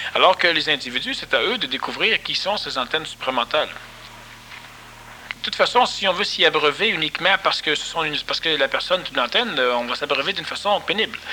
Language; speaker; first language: French; native; French